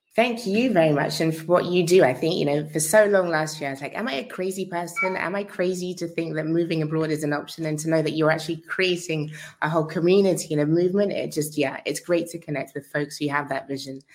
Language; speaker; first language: English; native; English